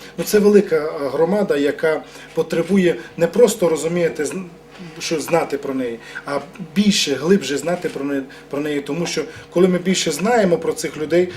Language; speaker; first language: Ukrainian; native; Ukrainian